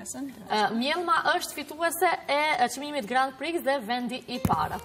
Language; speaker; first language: Albanian; native; Albanian